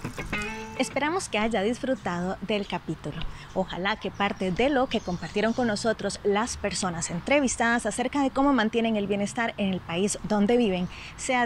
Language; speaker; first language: Spanish; native; Spanish